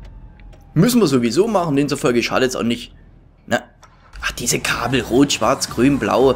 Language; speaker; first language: German; native; German